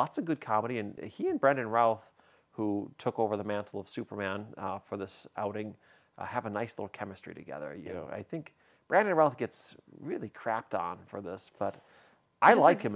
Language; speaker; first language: English; native; English